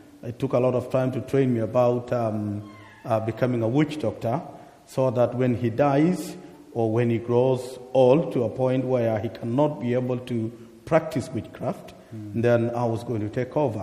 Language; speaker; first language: English; non-native, local second language; Masai